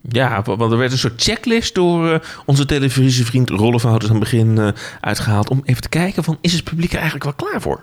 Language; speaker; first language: Dutch; native; Dutch